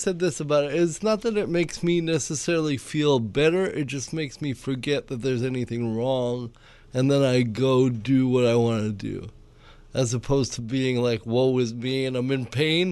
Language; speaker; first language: English; native; English